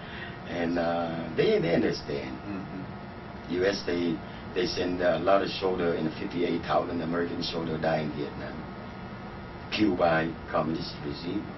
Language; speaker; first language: English; non-native, learner; Vietnamese